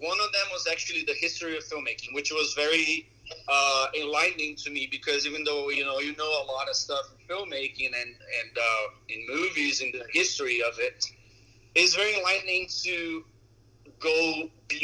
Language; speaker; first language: English; non-native, fluent; Portuguese